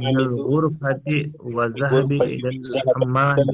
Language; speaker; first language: Arabic; non-native, learner; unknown